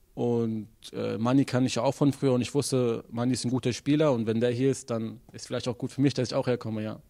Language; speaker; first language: German; native; German